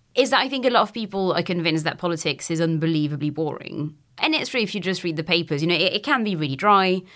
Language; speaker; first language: English; non-native, fluent; French